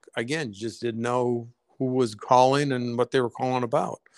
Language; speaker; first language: English; native; English